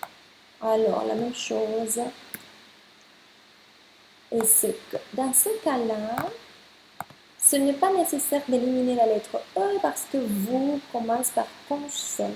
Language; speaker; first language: French; non-native, fluent; Spanish